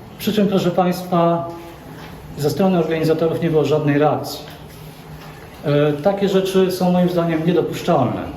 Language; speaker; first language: Polish; native; Polish